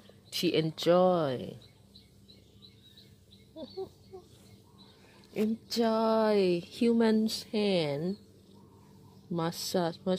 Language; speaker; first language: English; non-native, learner; Thai